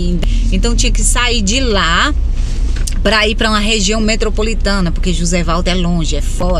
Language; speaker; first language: Portuguese; native; Portuguese